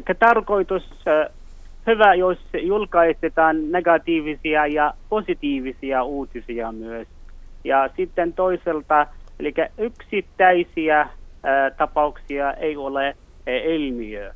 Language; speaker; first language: Finnish; non-native, learner; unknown